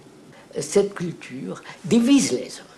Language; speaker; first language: French; non-native, fluent; Telugu